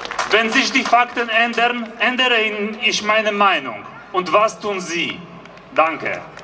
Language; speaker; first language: German; non-native, learner; Polish